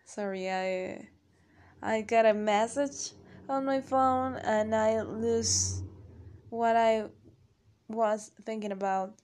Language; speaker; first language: English; non-native, learner; Spanish